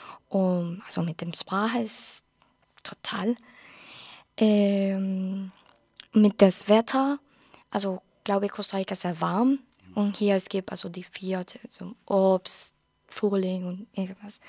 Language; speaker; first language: German; non-native, learner; Spanish